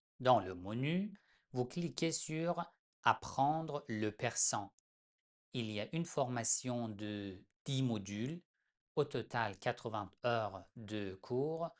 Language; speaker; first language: French; non-native, fluent; Persian